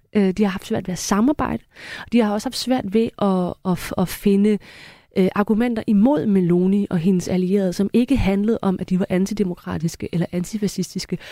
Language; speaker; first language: Danish; native; Danish